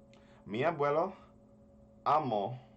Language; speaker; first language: Spanish; early bilingual, heritage; English